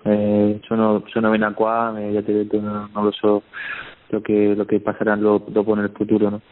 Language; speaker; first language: Italian; non-native, learner; Spanish